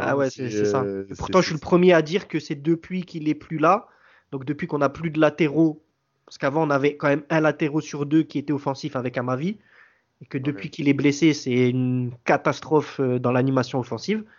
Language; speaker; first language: French; native; French